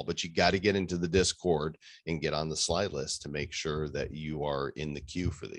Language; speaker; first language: English; native; English